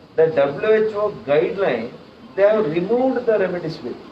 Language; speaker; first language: English; non-native, local second language; Kannada